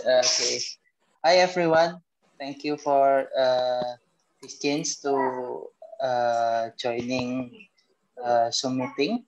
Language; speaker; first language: English; non-native, learner; Indonesian